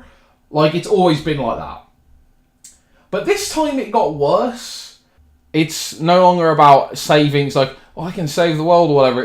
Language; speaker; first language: English; native; English